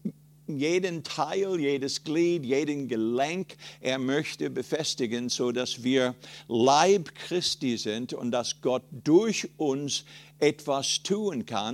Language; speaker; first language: German; non-native, fluent; English